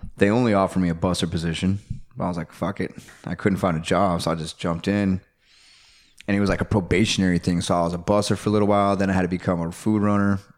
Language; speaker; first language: English; native; English